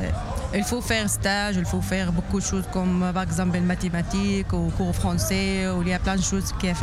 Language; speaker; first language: French; non-native, learner; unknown